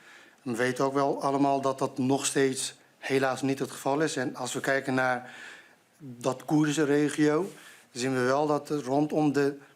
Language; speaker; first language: Dutch; non-native, fluent; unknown